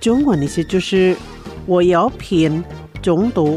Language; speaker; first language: Chinese; non-native, learner; Indonesian